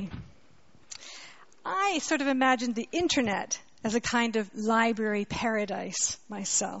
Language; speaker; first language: English; native; English